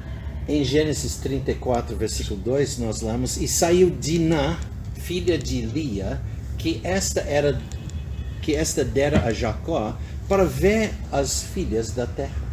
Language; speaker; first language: Portuguese; non-native, fluent; English